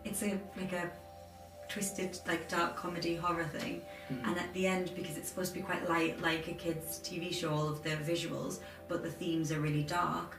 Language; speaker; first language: English; native; English